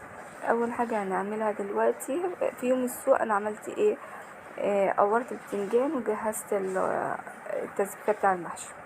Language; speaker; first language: Arabic; native; Arabic